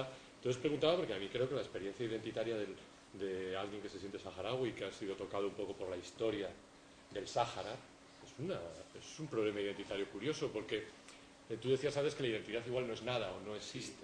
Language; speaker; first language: Spanish; native; Spanish